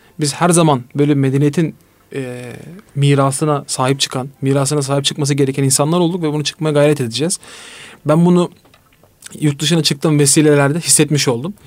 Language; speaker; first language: Turkish; native; Turkish